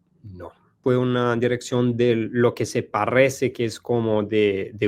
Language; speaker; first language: Spanish; non-native, learner; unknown